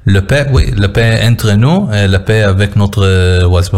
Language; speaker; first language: French; non-native, learner; Hebrew